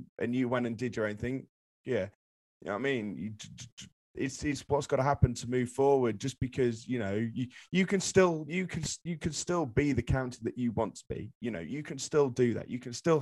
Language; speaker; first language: English; native; English